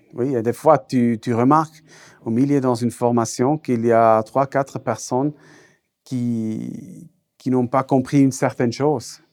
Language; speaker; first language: French; non-native, local second language; Swiss German